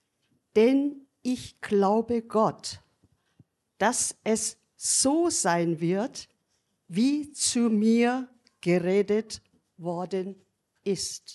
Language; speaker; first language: German; non-native, learner; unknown